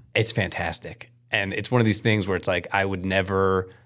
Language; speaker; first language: English; native; English